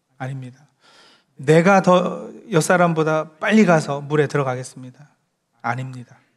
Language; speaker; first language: Korean; early bilingual, heritage; Korean